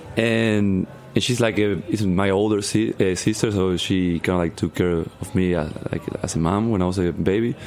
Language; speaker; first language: English; non-native, learner; Spanish